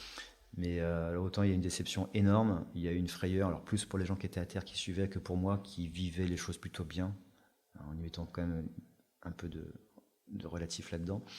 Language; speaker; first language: French; native; French